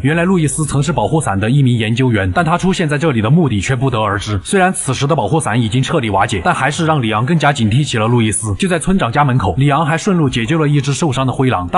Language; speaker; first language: Chinese; native; Chinese